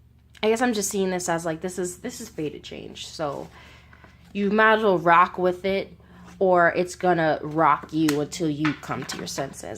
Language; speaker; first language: English; native; English